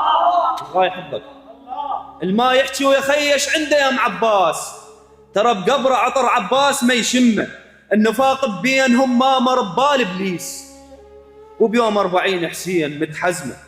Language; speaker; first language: Arabic; native; Arabic